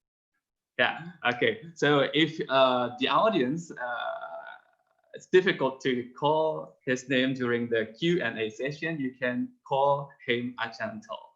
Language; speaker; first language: English; non-native, fluent; Indonesian